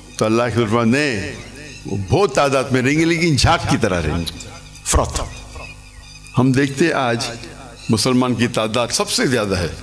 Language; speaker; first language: Urdu; non-native, local second language; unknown